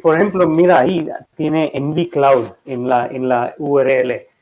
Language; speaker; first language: Spanish; non-native, learner; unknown